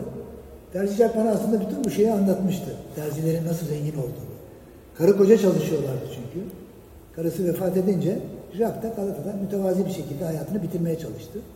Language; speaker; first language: Turkish; native; Turkish